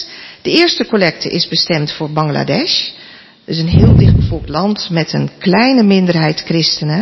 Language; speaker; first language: Dutch; native; Dutch